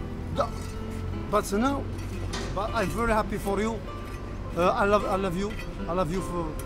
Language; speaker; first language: English; non-native, learner; Arabic